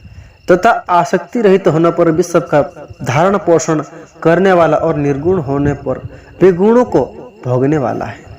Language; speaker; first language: Hindi; non-native, local second language; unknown